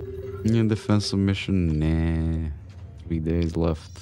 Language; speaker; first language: English; native; English